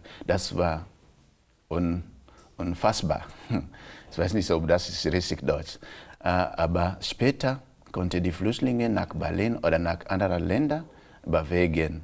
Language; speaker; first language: German; non-native, local second language; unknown